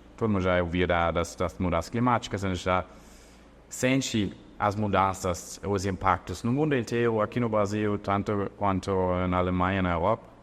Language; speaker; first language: Portuguese; non-native, fluent; German